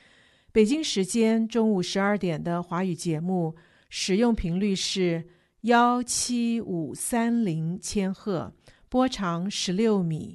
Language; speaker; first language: Chinese; native; Chinese